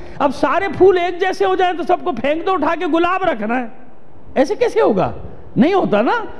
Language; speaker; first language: Urdu; native; Urdu